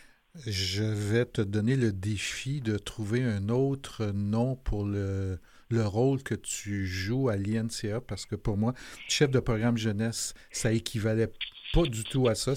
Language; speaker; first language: French; native; French